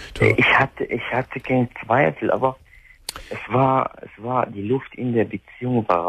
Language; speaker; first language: German; non-native, fluent; Arabic